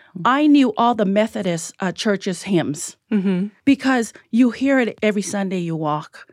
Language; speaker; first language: English; early bilingual, other home language; Tongan